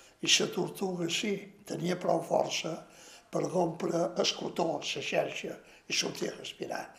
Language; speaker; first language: Catalan; native; Catalan